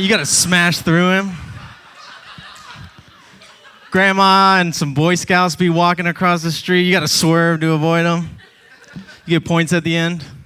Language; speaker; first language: English; native; English